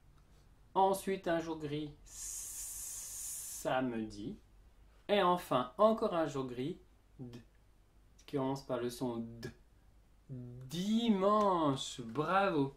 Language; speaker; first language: French; native; French